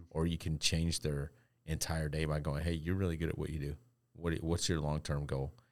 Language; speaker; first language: English; native; English